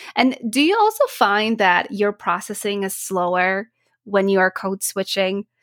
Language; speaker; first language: English; non-native, fluent; Polish